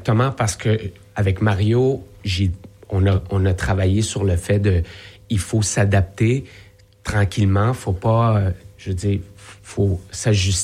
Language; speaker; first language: French; native; French